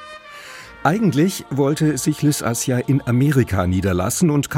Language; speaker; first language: German; native; German